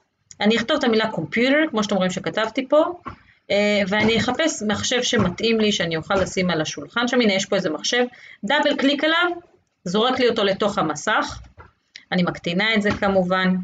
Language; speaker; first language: Hebrew; native; Hebrew